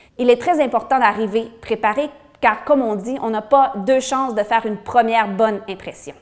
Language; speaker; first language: French; native; French